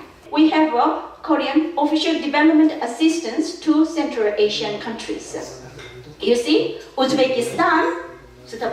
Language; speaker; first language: English; non-native, fluent; Korean